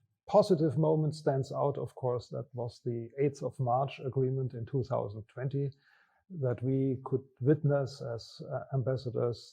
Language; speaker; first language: English; non-native, fluent; German